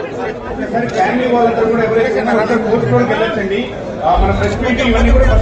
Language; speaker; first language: Telugu; native; Telugu